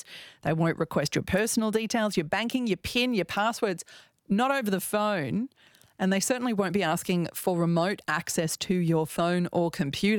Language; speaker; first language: English; native; English